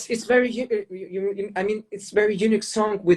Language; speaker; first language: English; non-native, fluent; Ukrainian